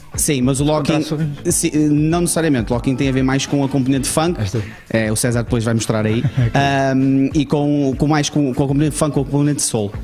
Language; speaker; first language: Portuguese; native; Portuguese